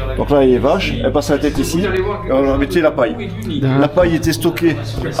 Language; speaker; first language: French; native; French